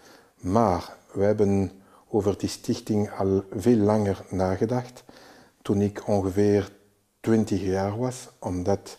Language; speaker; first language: Dutch; non-native, local second language; French